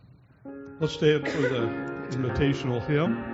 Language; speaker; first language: English; native; English